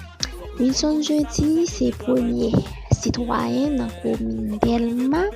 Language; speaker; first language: French; non-native, learner; Haitian Creole